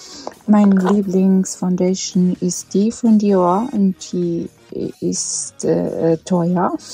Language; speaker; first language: German; non-native, fluent; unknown